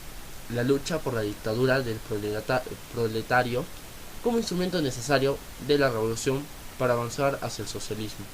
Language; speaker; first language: Spanish; native; Spanish